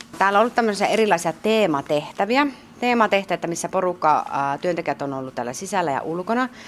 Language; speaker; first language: Finnish; native; Finnish